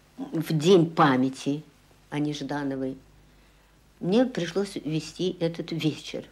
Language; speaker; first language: Russian; native; Russian